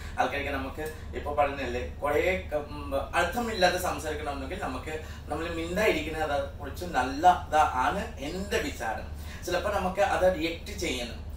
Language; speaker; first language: Malayalam; non-native, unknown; Assamese